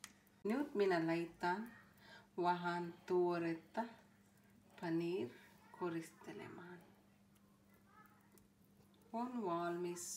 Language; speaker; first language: Finnish; non-native, learner; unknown